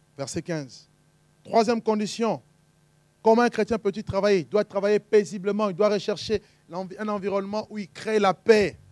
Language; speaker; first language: French; non-native, local second language; Lingala